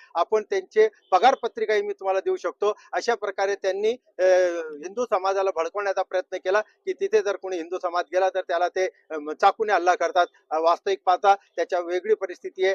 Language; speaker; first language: Marathi; non-native, local second language; Urdu